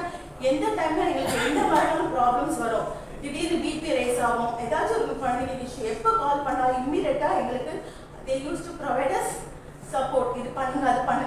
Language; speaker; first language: Tamil; native; Tamil